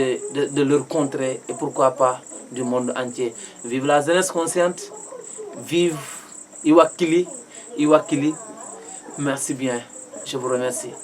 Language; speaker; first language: French; non-native, local second language; Mandingo